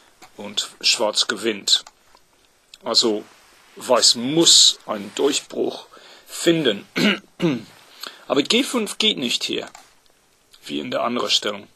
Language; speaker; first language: German; non-native, fluent; English